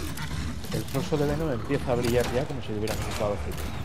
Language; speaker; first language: Spanish; native; Spanish